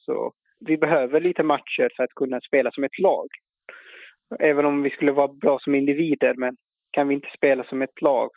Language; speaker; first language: Swedish; non-native, fluent; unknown